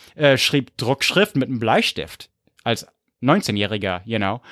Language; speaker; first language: German; non-native, fluent; English